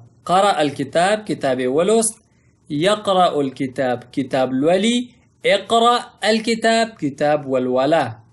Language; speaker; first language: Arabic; non-native, fluent; Pashto